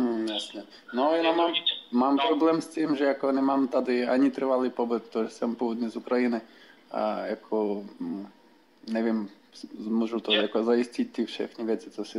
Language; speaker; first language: Czech; non-native, learner; Ukrainian